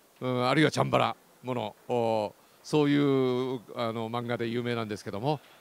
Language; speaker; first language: Japanese; native; Japanese